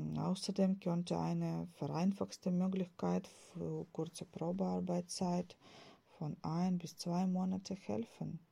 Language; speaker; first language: German; non-native, fluent; Ukrainian